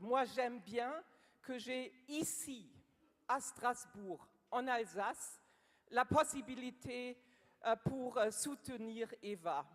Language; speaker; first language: French; non-native, learner; German